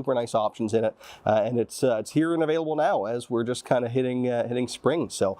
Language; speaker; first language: English; native; English